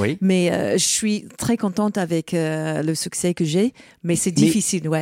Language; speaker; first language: French; non-native, learner; English